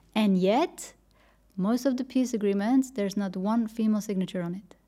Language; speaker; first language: English; non-native, fluent; Dutch